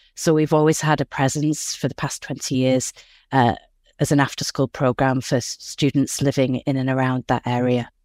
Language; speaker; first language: English; native; English